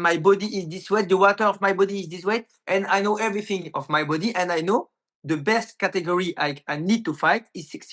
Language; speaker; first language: English; non-native, learner; French